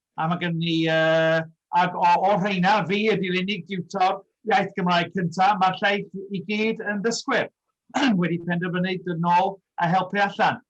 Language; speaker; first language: Welsh; early bilingual, heritage; Welsh